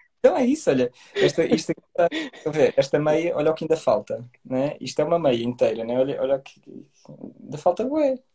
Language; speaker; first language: Portuguese; native; Portuguese